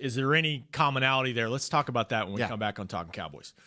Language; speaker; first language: English; native; English